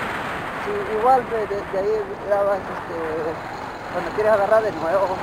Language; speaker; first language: Spanish; native; Spanish